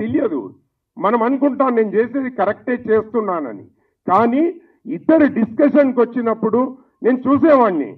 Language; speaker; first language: Telugu; native; Telugu